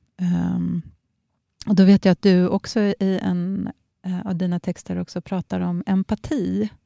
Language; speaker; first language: Swedish; native; Swedish